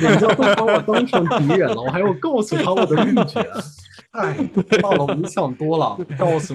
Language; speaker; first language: Chinese; non-native, fluent; English